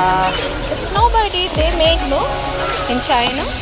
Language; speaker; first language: English; non-native, learner; Hindi